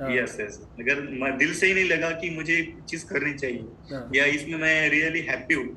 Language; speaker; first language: Hindi; non-native, local second language; Marathi